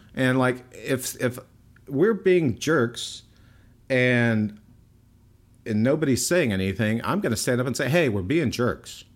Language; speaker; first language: English; native; English